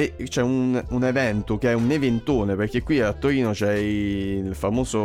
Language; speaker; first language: Italian; native; Italian